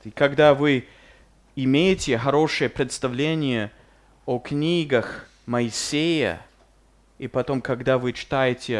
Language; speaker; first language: Russian; non-native, fluent; English